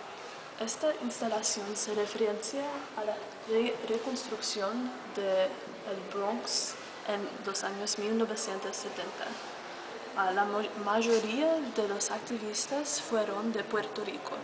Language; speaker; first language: Spanish; non-native, learner; English